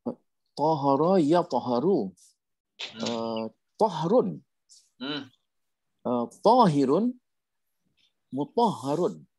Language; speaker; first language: Arabic; non-native, learner; Malay